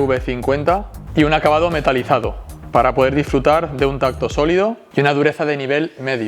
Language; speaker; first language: Spanish; native; Spanish